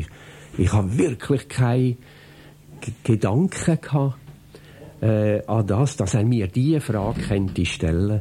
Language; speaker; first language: German; native; German